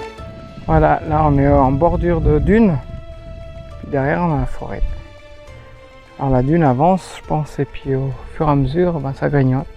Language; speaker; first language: French; native; French